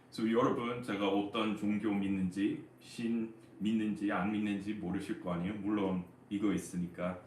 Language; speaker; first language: Korean; non-native, fluent; English